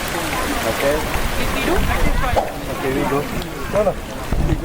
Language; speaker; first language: English; non-native, learner; Indonesian